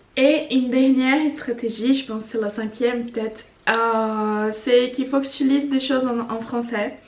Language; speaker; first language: French; non-native, fluent; Portuguese